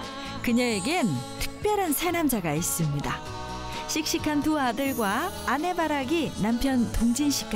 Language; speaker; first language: Korean; native; Korean